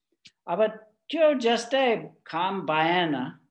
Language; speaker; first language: Nepali; non-native, fluent; English